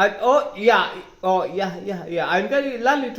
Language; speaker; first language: English; non-native, learner; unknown